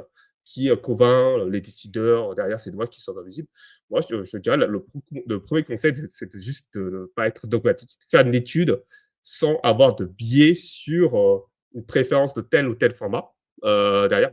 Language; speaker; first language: French; native; French